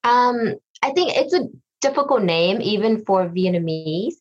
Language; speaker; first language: English; early bilingual, other home language; Vietnamese